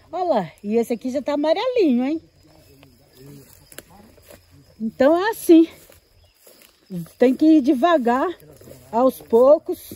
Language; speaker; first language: Portuguese; native; Portuguese